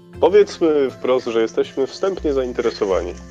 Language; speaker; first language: Polish; native; Polish